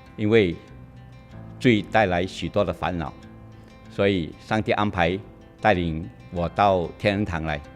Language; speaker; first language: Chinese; non-native, local second language; Hakka Chinese